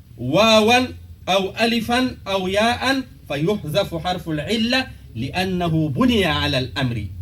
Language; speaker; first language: Arabic; non-native, fluent; Fula